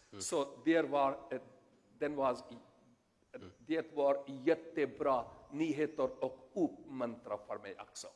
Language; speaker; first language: Swedish; non-native, learner; Urdu